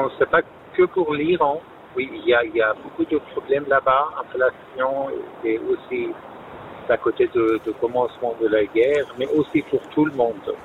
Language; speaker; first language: French; non-native, fluent; Persian